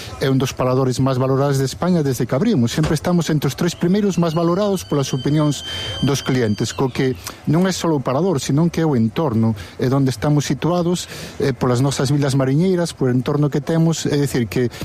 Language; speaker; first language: Galician; native; Galician